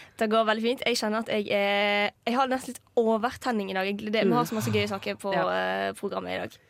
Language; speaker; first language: Norwegian; native; Norwegian